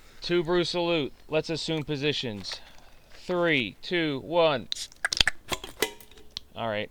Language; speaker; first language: English; native; English